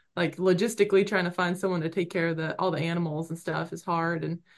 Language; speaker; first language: English; native; English